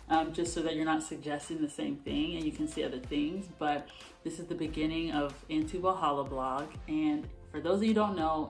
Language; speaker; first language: English; native; English